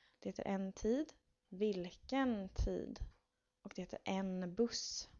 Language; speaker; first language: Swedish; native; Swedish